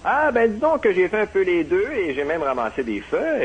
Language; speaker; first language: French; native; French